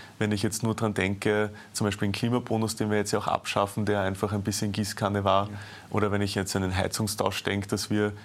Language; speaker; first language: German; native; German